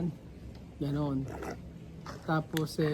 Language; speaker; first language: Filipino; native; Filipino